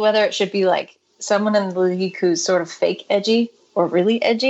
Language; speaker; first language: English; native; English